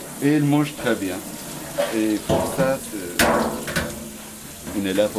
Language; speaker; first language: French; non-native, learner; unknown